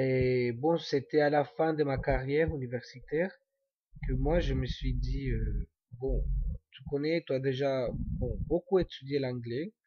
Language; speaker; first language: French; non-native, fluent; Spanish